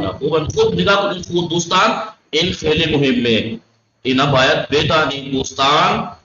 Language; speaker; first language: Persian; non-native, fluent; Urdu